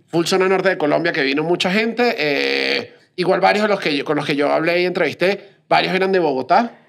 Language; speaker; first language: Spanish; native; Spanish